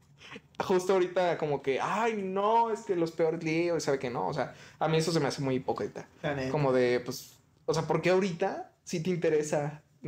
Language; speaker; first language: Spanish; native; Spanish